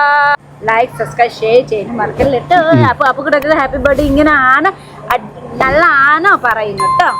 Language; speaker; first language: Malayalam; non-native, learner; Nepali